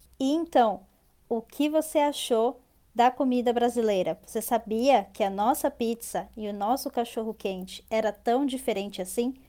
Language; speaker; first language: Portuguese; native; Portuguese